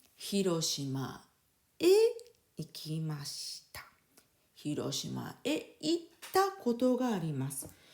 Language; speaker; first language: Japanese; non-native, fluent; French